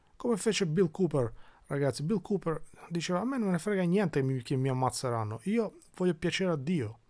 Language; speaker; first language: Italian; early bilingual, other home language; Albanian